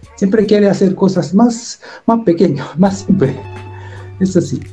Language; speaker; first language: Spanish; non-native, learner; Japanese